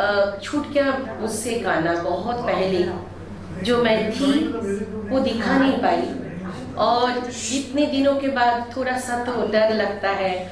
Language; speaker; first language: Hindi; non-native, local second language; Bangla